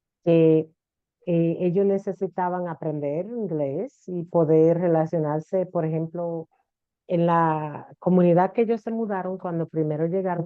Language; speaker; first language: Spanish; early bilingual, heritage; Spanish